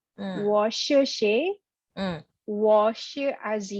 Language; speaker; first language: Chinese; non-native, learner; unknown